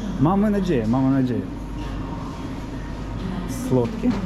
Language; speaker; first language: Polish; non-native, learner; Ukrainian